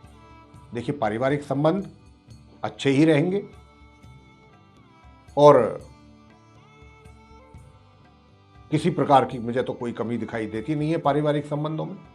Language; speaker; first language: Hindi; native; Hindi